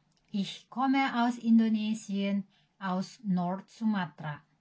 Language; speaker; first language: German; non-native, learner; Indonesian